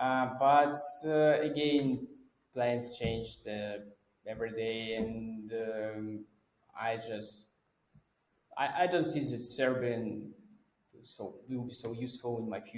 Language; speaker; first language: English; non-native, fluent; Russian